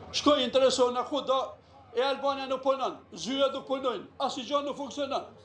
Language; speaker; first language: Albanian; native; Albanian